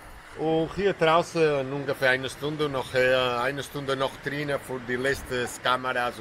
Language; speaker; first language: German; non-native, learner; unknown